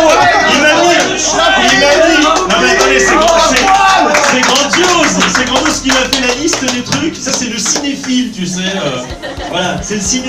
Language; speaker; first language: French; native; French